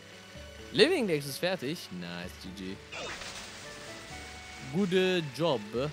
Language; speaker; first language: German; native; German